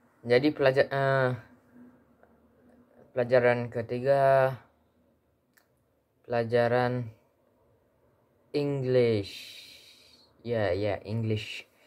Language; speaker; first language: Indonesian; early bilingual, heritage; Indonesian